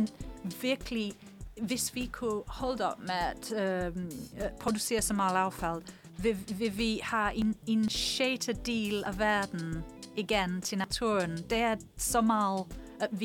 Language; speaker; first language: Danish; non-native, fluent; English